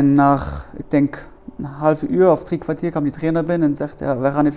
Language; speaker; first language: Dutch; non-native, learner; German